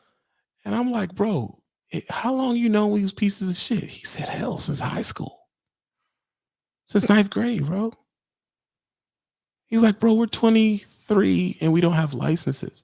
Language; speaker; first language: English; native; English